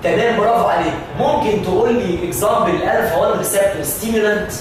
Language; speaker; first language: Arabic; native; Arabic